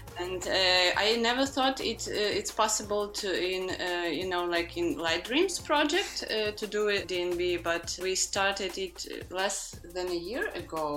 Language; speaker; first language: English; non-native, fluent; Ukrainian